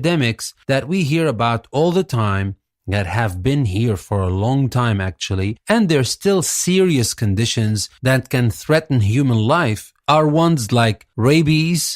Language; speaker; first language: English; non-native, fluent; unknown